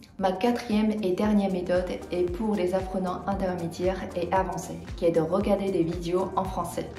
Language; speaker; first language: French; non-native, fluent; Chinese